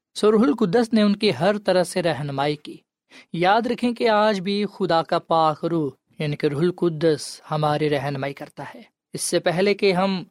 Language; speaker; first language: Urdu; non-native, local second language; Punjabi